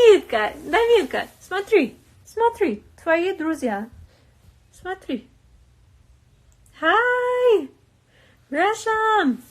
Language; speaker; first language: Russian; non-native, learner; English